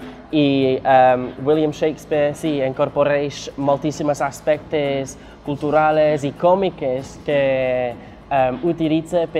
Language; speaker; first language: Catalan; non-native, fluent; English